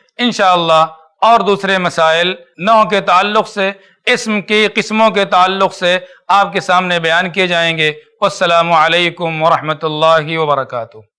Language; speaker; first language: Urdu; native; Urdu